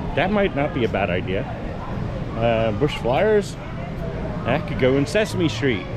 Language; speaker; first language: English; native; English